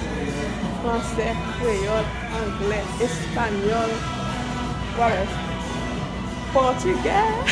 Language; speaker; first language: Portuguese; non-native, learner; Haitian Creole